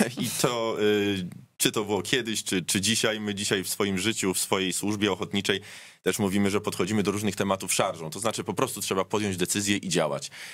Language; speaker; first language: Polish; native; Polish